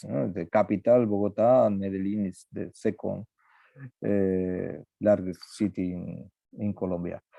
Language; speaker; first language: English; non-native, learner; Spanish